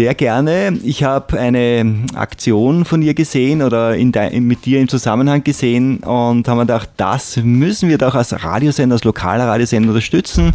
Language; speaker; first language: German; native; German